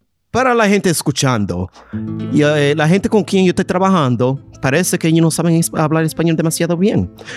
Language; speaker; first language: Spanish; non-native, learner; English